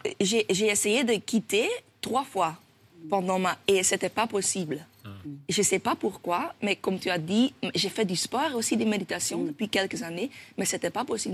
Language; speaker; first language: French; non-native, local second language; Dutch